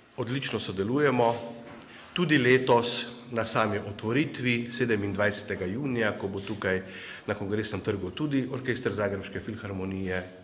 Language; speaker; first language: Slovenian; native; Slovenian